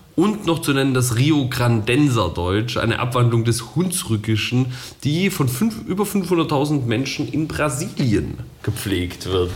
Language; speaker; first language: German; native; German